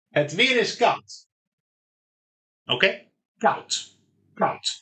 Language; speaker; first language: Dutch; non-native, fluent; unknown